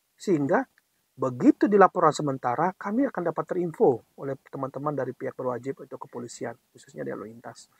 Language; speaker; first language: Indonesian; native; Indonesian